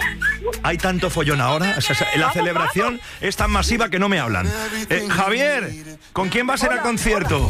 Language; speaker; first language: Spanish; native; Spanish